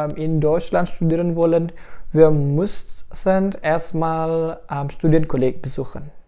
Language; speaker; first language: German; non-native, fluent; Indonesian